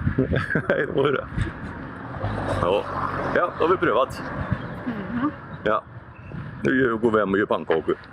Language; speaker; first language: Swedish; native; Swedish